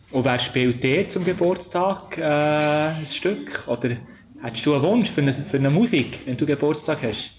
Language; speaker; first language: German; native; German